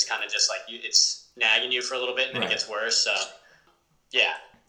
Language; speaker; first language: English; native; English